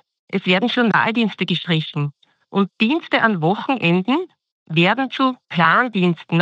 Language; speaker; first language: German; native; German